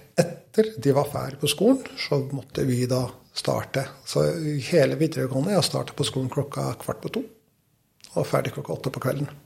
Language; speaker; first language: Norwegian; non-native, fluent; Albanian